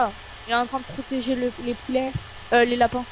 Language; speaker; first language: French; native; French